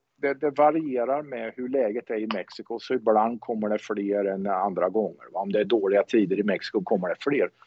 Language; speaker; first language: Swedish; native; Swedish